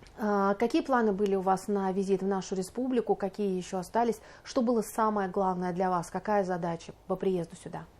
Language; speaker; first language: Russian; native; Russian